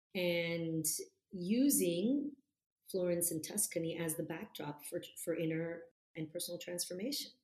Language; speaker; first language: English; non-native, fluent; Italian